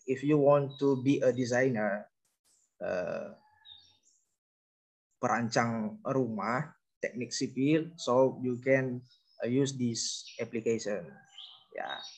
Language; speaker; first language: English; non-native, learner; Indonesian